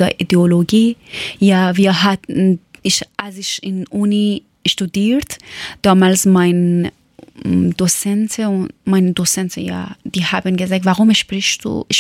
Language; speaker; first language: German; non-native, learner; Persian